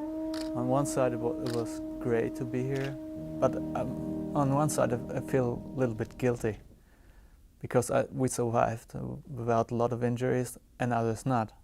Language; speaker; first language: English; non-native, fluent; German